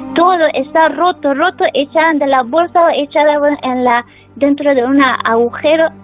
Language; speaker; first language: Spanish; non-native, learner; Persian